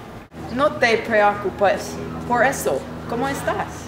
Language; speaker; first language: Spanish; non-native, learner; English